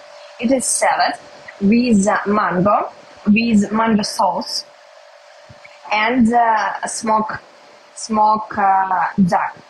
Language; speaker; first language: English; non-native, learner; Russian